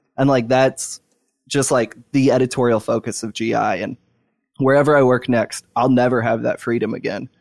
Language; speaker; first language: English; native; English